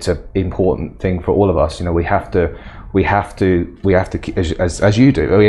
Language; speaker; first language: English; native; English